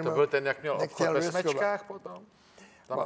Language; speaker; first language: Czech; native; Czech